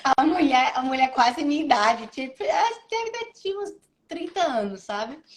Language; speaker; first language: Portuguese; early bilingual, heritage; English